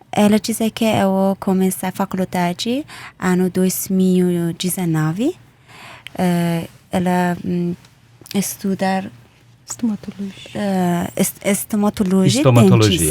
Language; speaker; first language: Portuguese; non-native, learner; Persian